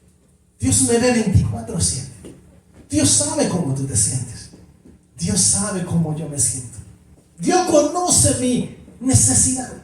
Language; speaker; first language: Spanish; native; Spanish